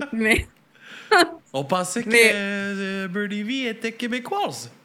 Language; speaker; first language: French; native; French